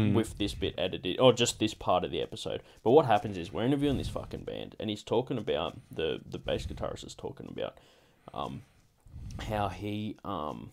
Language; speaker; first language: English; native; English